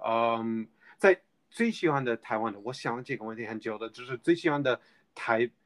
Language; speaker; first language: Chinese; non-native, fluent; English